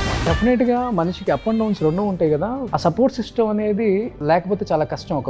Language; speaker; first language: Telugu; native; Telugu